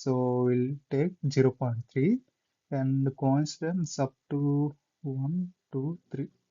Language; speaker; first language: English; non-native, local second language; Telugu